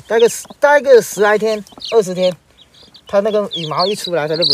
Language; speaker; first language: Chinese; native; Chinese